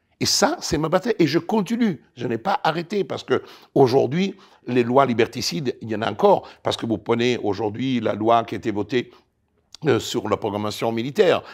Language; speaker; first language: French; non-native, fluent; Italian